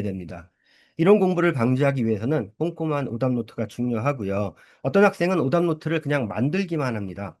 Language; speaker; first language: Korean; early bilingual, heritage; Korean